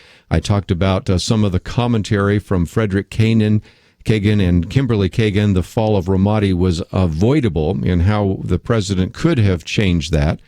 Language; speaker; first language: English; native; English